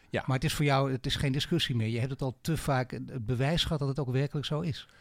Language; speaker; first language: Dutch; native; Dutch